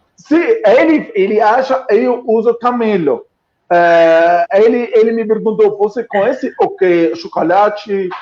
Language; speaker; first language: Portuguese; non-native, fluent; Arabic